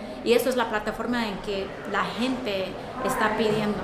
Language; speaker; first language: Spanish; early bilingual, heritage; Spanish